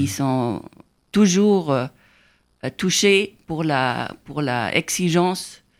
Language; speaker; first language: French; non-native, fluent; German